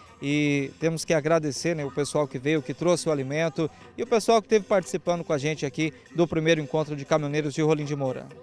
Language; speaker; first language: Portuguese; native; Portuguese